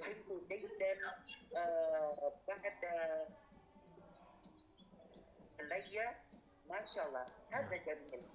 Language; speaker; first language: Arabic; non-native, learner; Indonesian